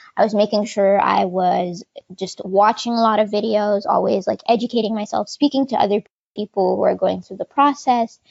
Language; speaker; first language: English; non-native, fluent; Arabic